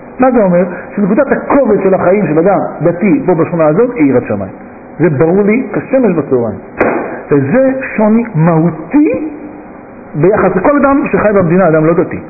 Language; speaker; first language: Hebrew; native; Hebrew